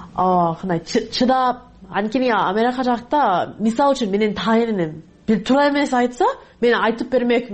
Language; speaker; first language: Kyrgyz; non-native, fluent; English